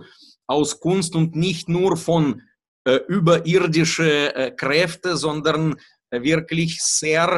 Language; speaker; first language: German; non-native, fluent; Russian